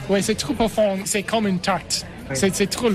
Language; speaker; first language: French; non-native, fluent; English